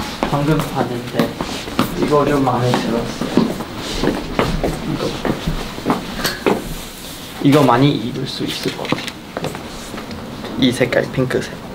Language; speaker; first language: Korean; non-native, fluent; Chinese